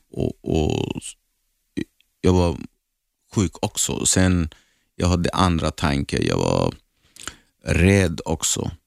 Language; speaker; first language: Swedish; non-native, learner; Arabic